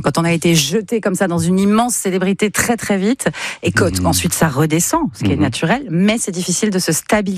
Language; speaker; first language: French; native; French